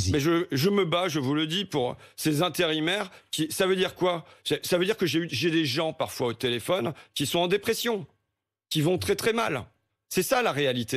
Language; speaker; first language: French; native; French